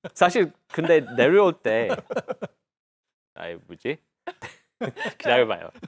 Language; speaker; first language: Korean; non-native, fluent; English